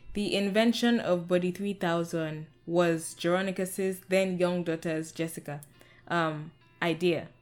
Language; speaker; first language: English; non-native, local second language; Yoruba